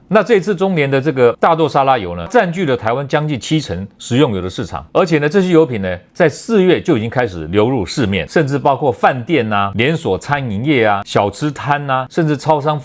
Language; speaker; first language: Chinese; native; Chinese